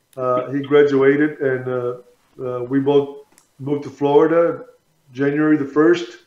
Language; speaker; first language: English; native; English